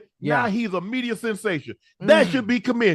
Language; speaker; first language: English; native; English